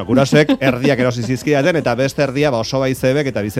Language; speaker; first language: Basque; native; Basque